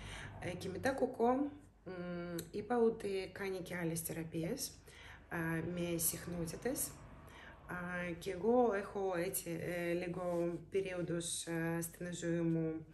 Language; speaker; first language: Greek; non-native, learner; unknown